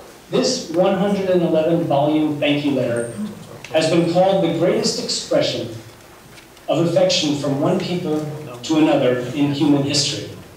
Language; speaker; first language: English; native; English